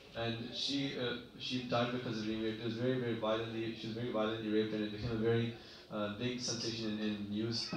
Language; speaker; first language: English; early bilingual, other home language; Punjabi